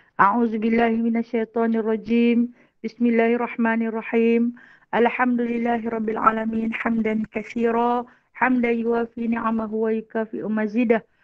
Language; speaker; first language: Malay; native; Malay